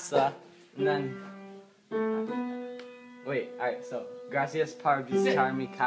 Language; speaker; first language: Spanish; non-native, learner; English